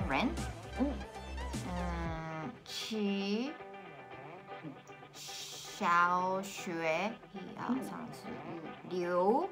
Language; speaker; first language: Chinese; non-native, learner; Japanese